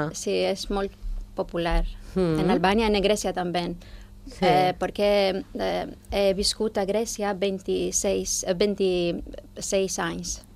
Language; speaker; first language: Catalan; non-native, learner; Albanian